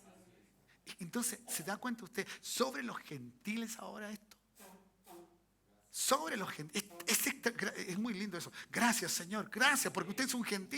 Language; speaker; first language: Spanish; native; Spanish